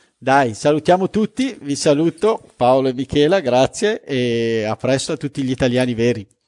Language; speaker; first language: Italian; native; Italian